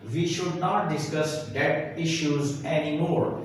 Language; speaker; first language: English; non-native, local second language; Urdu